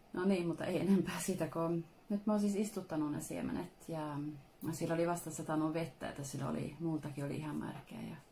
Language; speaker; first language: Finnish; early bilingual, heritage; Finnish